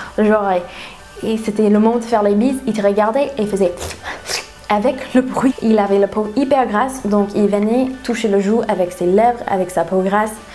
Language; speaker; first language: French; non-native, fluent; English